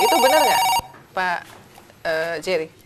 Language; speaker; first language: Indonesian; native; Indonesian